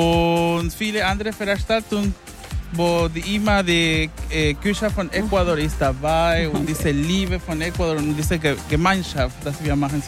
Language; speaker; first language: German; non-native, learner; Spanish